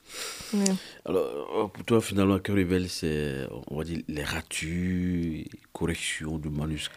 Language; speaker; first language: French; native; French